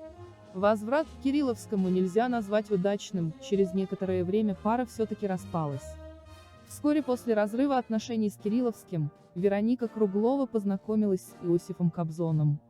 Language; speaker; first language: Russian; native; Russian